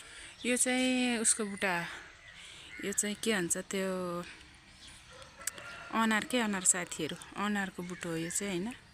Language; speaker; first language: Nepali; native; Nepali